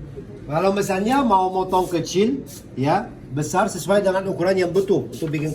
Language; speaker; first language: Indonesian; non-native, fluent; Arabic